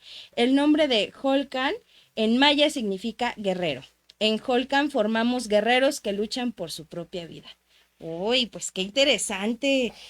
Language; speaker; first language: Spanish; native; Spanish